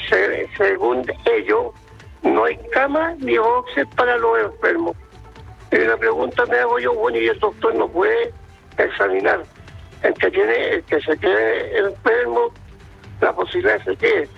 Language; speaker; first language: Spanish; native; Spanish